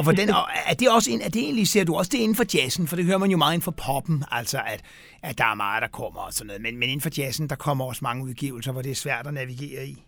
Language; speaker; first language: Danish; native; Danish